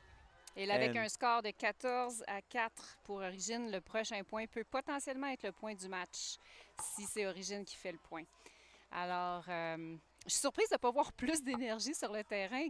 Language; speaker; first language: French; native; French